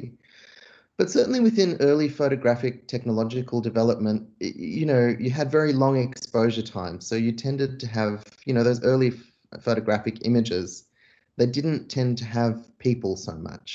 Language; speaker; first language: English; native; English